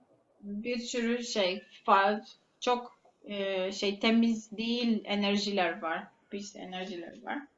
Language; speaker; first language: Turkish; non-native, fluent; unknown